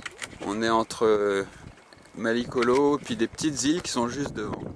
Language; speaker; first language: French; native; French